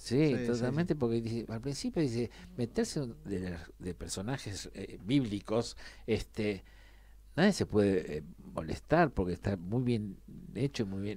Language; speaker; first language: Spanish; native; Spanish